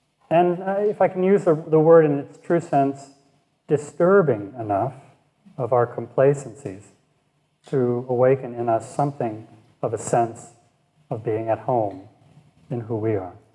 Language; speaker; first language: English; native; English